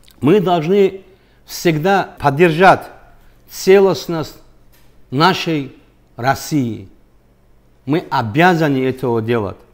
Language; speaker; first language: Russian; non-native, local second language; Avaric